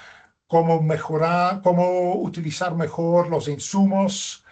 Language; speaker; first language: Spanish; non-native, fluent; Dutch